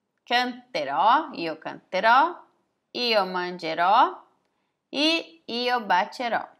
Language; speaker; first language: Italian; non-native, fluent; Portuguese